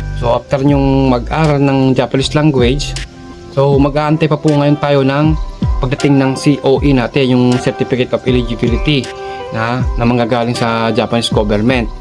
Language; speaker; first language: Filipino; native; Filipino